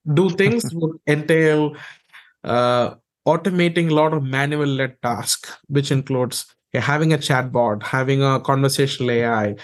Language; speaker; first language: English; non-native, local second language; Malayalam